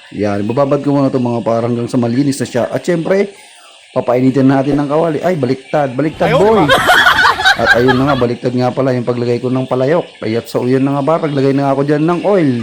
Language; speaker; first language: Filipino; native; Filipino